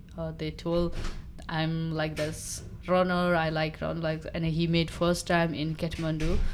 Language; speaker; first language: English; non-native, local second language; Nepali